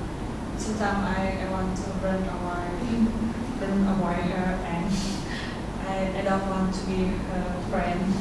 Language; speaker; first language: English; non-native, learner; Vietnamese